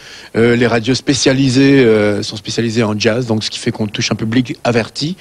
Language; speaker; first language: French; native; French